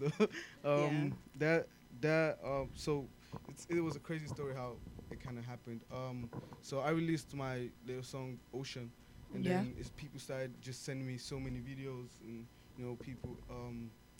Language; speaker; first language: English; non-native, local second language; Yoruba